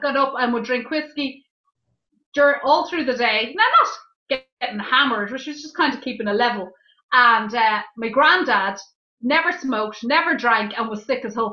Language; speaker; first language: English; native; English